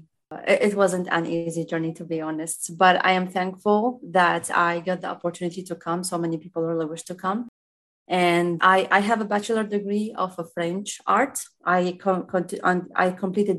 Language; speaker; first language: English; non-native, fluent; Arabic